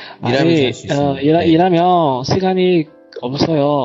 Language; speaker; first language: Korean; non-native, learner; Chinese